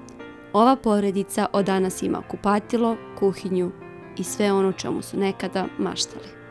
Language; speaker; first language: Serbian; native; Serbian